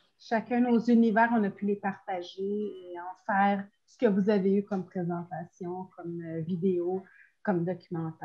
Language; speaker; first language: French; native; French